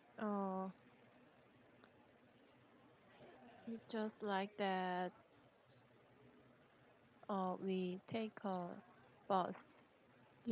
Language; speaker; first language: English; non-native, learner; Korean